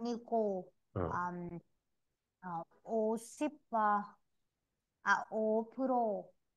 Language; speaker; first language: Korean; non-native, learner; Vietnamese